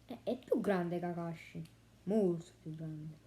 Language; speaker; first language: Italian; native; Italian